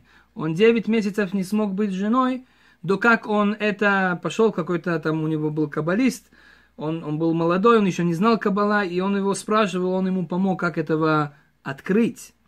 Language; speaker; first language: Russian; early bilingual, heritage; Hebrew